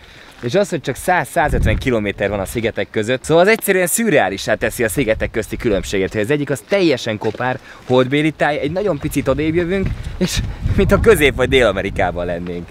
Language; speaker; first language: Hungarian; native; Hungarian